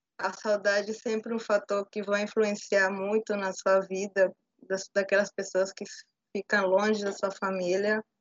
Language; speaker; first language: Portuguese; non-native, fluent; Spanish